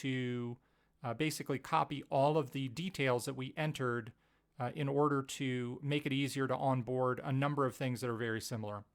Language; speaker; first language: English; native; English